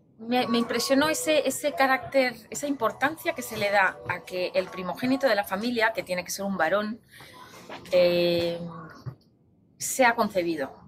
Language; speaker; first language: Spanish; native; Spanish